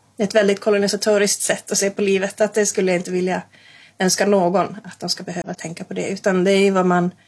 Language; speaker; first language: Swedish; native; Swedish